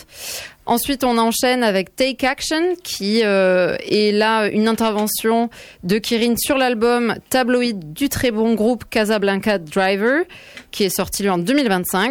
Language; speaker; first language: French; native; French